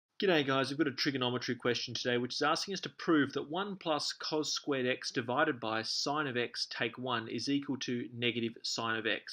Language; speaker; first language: English; native; English